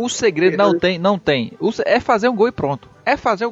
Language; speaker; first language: Portuguese; native; Portuguese